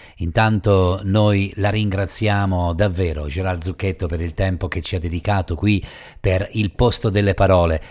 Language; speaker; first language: Italian; native; Italian